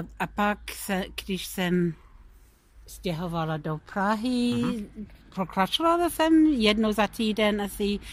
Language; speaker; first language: Czech; non-native, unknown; English